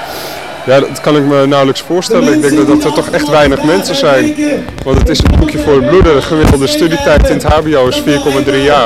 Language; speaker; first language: Dutch; native; Dutch